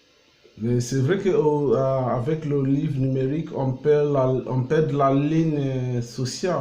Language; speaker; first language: French; non-native, learner; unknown